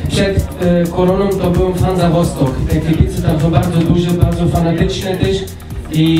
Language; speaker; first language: Polish; early bilingual, heritage; Polish